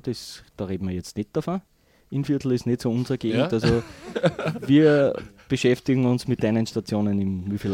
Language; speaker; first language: German; native; German